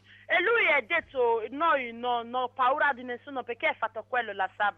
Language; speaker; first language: Italian; non-native, learner; English